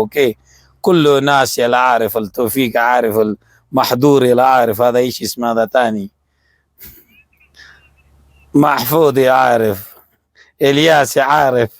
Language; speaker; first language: Arabic; non-native, learner; Urdu